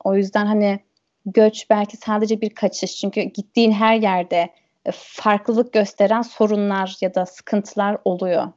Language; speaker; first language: Turkish; early bilingual, heritage; Turkish